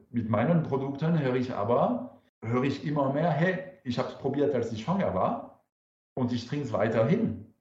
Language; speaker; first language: German; non-native, fluent; French